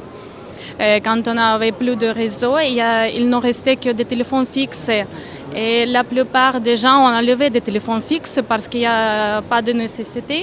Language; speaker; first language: French; non-native, fluent; Ukrainian